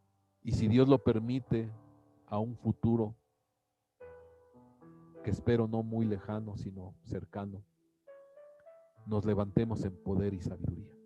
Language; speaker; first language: Spanish; native; Spanish